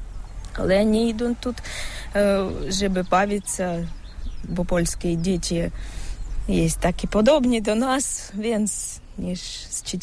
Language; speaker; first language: Ukrainian; non-native, local second language; Russian